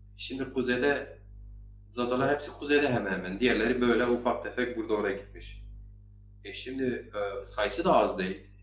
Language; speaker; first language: Turkish; non-native, local second language; Zaza